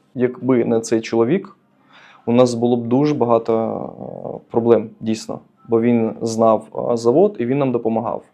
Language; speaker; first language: Ukrainian; native; Ukrainian